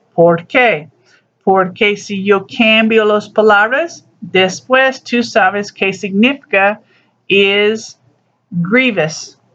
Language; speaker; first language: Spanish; non-native, learner; English